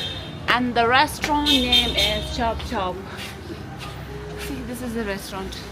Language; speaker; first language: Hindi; non-native, local second language; Tibetan